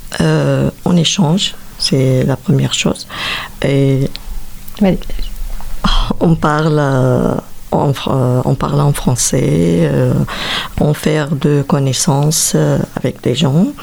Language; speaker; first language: French; non-native, learner; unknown